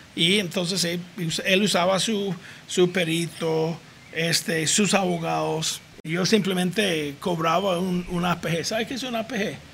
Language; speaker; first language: Spanish; non-native, fluent; English